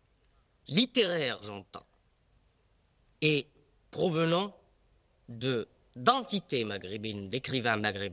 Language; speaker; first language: French; non-native, local second language; Tachelhit